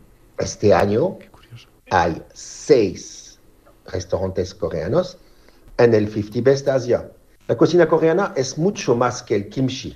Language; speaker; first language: Spanish; non-native, fluent; French